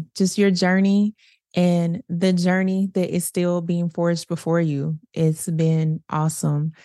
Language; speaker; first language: English; native; English